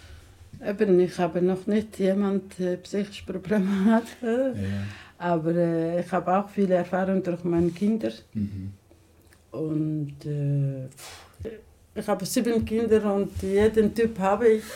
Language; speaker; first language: German; non-native, learner; Somali